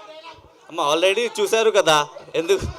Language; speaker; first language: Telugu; non-native, learner; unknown